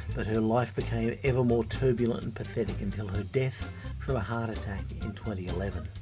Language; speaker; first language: English; native; English